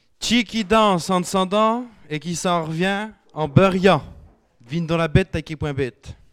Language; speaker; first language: French; native; French